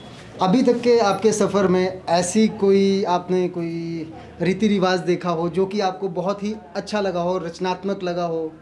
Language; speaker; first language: Hindi; native; Hindi